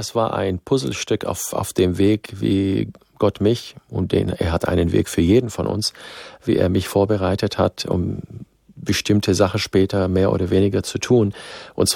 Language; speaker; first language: German; non-native, fluent; Arabic